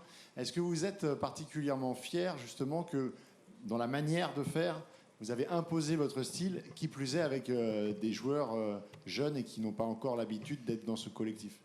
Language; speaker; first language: French; native; French